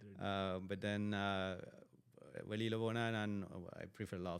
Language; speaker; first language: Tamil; early bilingual, other home language; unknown